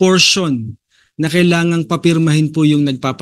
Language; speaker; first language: Filipino; native; Filipino